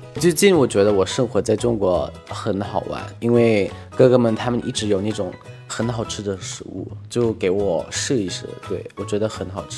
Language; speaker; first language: Chinese; non-native, fluent; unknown